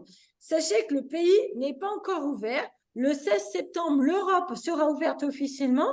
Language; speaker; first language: French; native; French